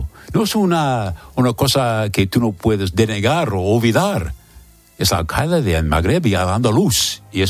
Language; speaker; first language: Spanish; non-native, learner; English